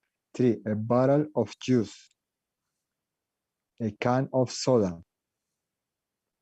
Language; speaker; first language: English; non-native, learner; Spanish